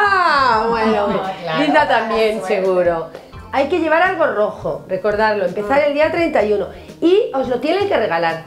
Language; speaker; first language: Spanish; native; Spanish